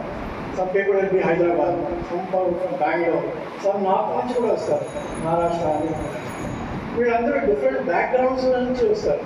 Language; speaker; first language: Telugu; non-native, fluent; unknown